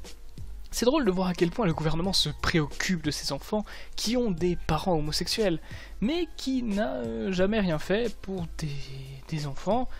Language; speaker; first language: French; native; French